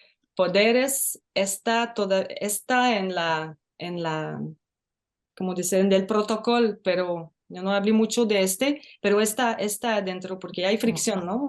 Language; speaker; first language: Spanish; non-native, learner; French